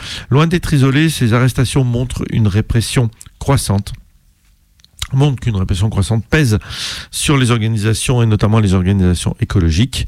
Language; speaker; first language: French; native; French